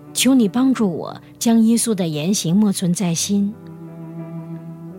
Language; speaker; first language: Chinese; native; Chinese